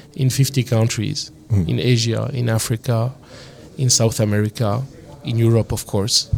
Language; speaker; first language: English; non-native, fluent; French